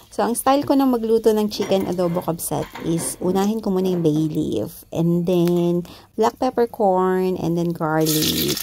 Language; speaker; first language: Filipino; non-native, local second language; Iloko